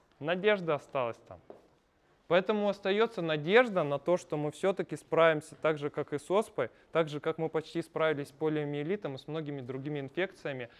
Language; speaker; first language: Russian; native; Russian